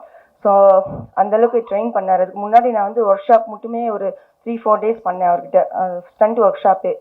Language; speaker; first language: Tamil; early bilingual, heritage; Tamil